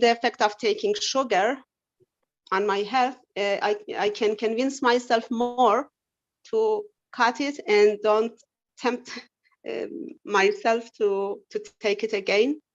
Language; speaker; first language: English; non-native, learner; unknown